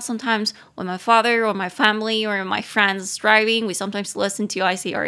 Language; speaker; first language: English; non-native, fluent; Chinese